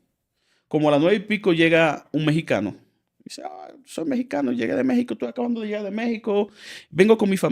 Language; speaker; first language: Spanish; native; Spanish